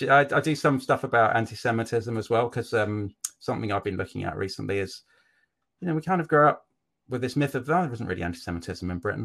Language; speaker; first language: English; native; English